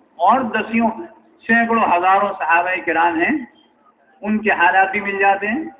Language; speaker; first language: Urdu; native; Urdu